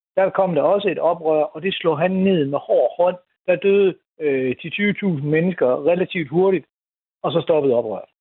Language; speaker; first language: Danish; native; Danish